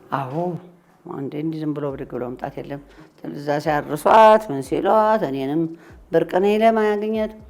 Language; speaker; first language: Amharic; native; Amharic